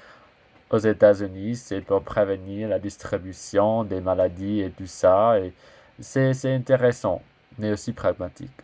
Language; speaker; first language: French; non-native, learner; English